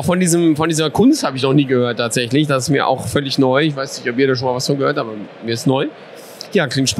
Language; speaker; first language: German; native; German